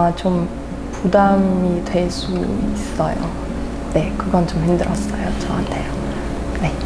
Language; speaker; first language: Korean; non-native, fluent; German